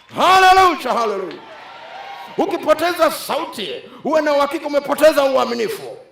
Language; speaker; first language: Swahili; native; Swahili